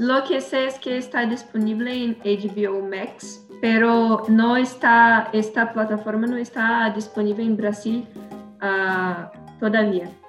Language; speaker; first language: Spanish; non-native, learner; Portuguese